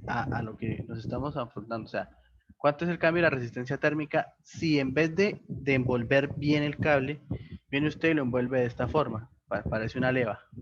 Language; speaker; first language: Spanish; native; Spanish